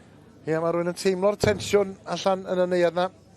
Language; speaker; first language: Welsh; native; Welsh